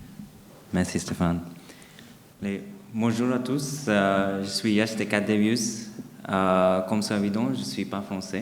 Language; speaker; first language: French; non-native, fluent; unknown